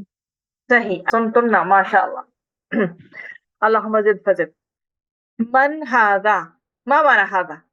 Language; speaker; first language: Arabic; non-native, fluent; Urdu